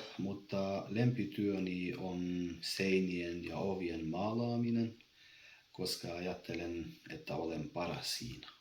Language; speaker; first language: Finnish; non-native, learner; Albanian